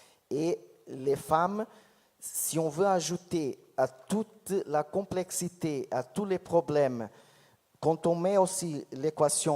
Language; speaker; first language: French; non-native, fluent; Portuguese